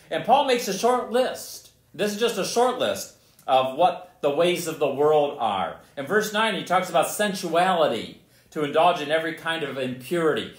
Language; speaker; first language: English; native; English